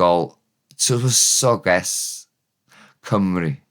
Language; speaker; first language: Welsh; non-native, learner; English